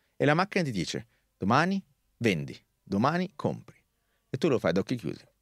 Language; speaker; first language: Italian; native; Italian